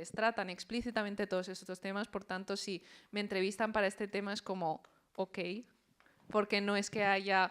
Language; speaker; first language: Spanish; early bilingual, other home language; Chinese